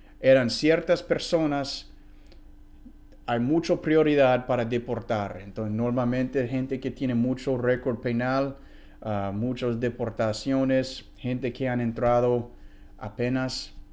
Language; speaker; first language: Spanish; non-native, fluent; English